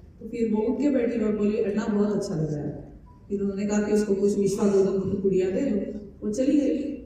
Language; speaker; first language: Hindi; non-native, local second language; Marathi